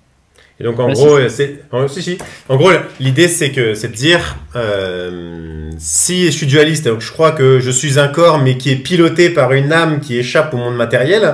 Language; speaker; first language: French; native; French